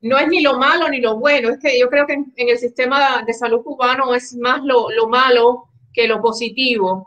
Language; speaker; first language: Spanish; native; Spanish